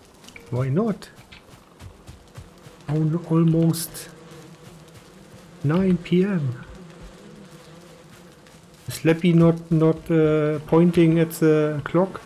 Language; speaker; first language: English; non-native, learner; German